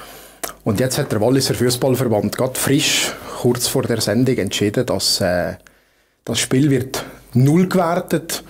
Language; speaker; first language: German; native; German